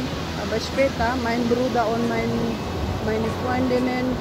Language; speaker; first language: German; non-native, learner; Filipino